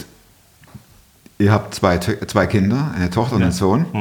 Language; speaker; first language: German; native; German